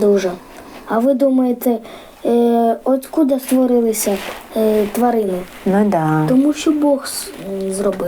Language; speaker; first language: Ukrainian; non-native, local second language; Russian